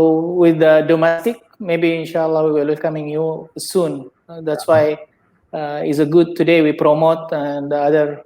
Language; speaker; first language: English; non-native, learner; Indonesian